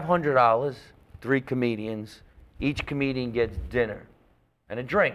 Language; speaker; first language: English; native; English